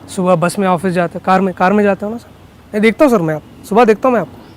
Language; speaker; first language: Hindi; non-native, local second language; Telugu